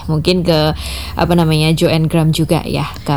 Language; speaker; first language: Indonesian; native; Indonesian